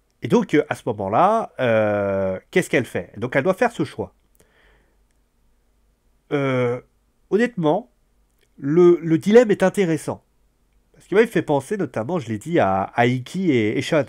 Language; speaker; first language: French; native; French